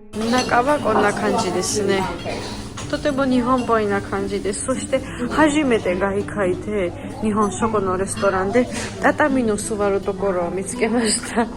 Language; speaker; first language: Japanese; non-native, fluent; Georgian